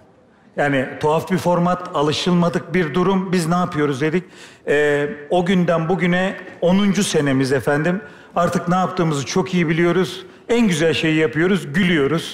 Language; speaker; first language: Turkish; native; Turkish